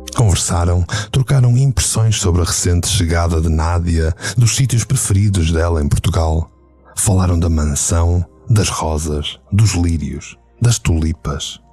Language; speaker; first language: Portuguese; native; Portuguese